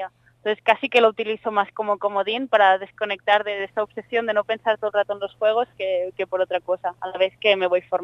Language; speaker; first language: Spanish; native; Spanish